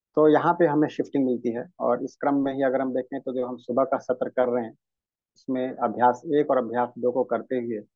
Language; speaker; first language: Hindi; native; Hindi